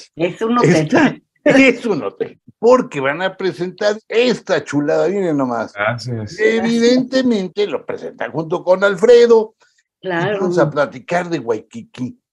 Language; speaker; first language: Spanish; native; Spanish